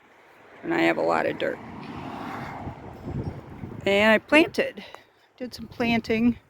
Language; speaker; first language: English; native; English